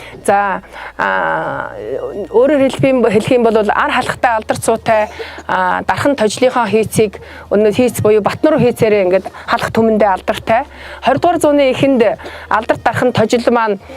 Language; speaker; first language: Mongolian; native; Mongolian